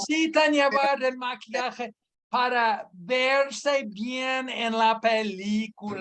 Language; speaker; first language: Spanish; non-native, fluent; English